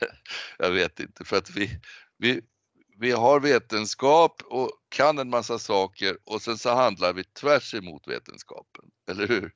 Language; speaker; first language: Swedish; native; Swedish